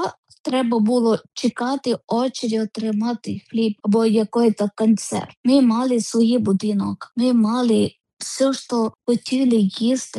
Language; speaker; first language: Ukrainian; non-native, learner; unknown